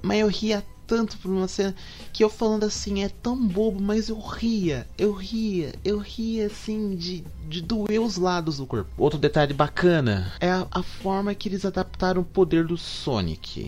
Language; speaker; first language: Portuguese; native; Portuguese